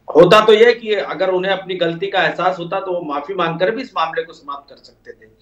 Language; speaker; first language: Hindi; native; Hindi